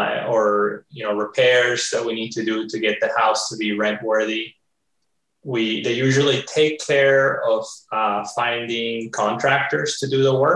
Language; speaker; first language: English; early bilingual, other home language; Spanish